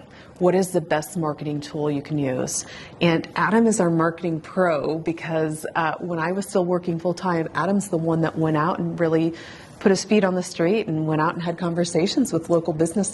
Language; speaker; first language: English; native; English